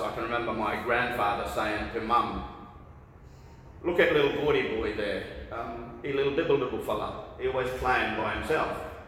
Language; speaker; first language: English; native; English